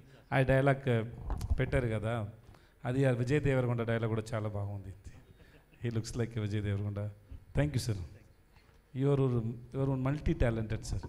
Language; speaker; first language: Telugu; non-native, learner; Tamil